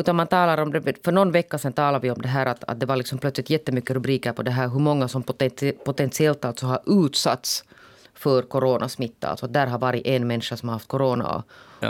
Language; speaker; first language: Swedish; native; Swedish